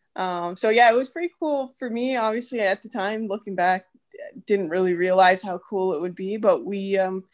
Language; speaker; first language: English; native; English